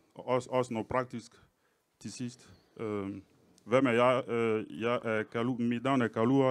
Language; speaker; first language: Danish; non-native, fluent; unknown